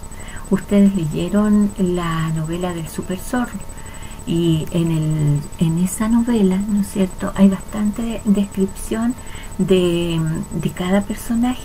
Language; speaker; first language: Spanish; native; Spanish